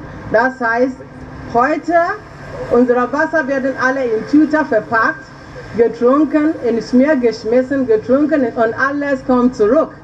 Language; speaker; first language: German; non-native, learner; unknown